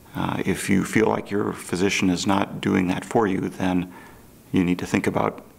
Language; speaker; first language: English; native; English